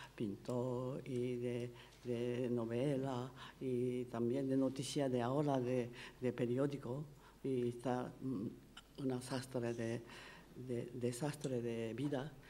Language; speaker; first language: Spanish; non-native, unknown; Japanese